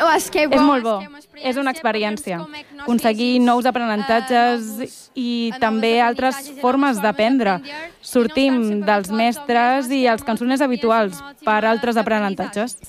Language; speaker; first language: Catalan; non-native, learner; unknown